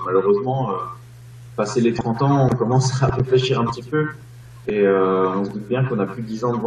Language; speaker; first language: French; native; French